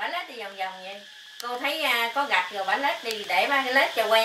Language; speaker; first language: Vietnamese; native; Vietnamese